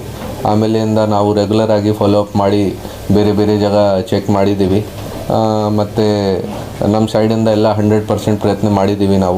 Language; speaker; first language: Kannada; non-native, fluent; Hindi